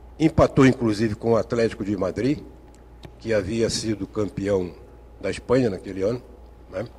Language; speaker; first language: Portuguese; native; Portuguese